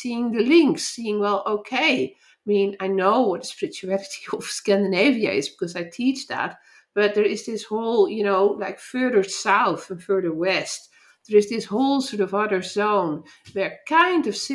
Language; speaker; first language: English; non-native, fluent; Dutch